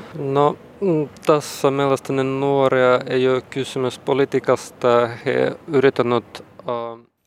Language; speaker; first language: Finnish; non-native, learner; Russian